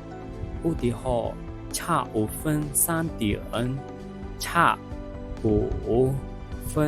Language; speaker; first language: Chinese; non-native, fluent; Khmer